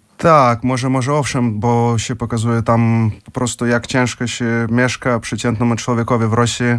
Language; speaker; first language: Polish; non-native, fluent; Russian